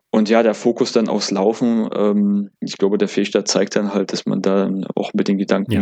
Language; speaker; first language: German; native; German